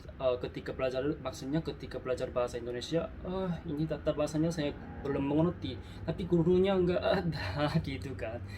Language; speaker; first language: Indonesian; non-native, learner; Korean